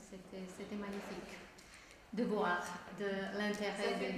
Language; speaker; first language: French; non-native, fluent; Czech